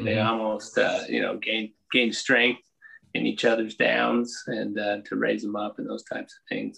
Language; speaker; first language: English; native; English